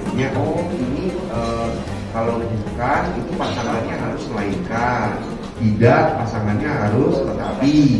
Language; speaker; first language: Indonesian; non-native, local second language; Minangkabau